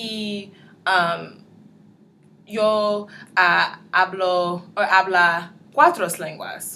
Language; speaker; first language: Spanish; non-native, learner; English